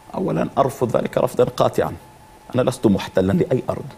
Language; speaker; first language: Arabic; non-native, fluent; Hebrew